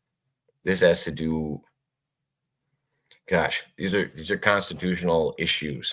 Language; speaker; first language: English; native; English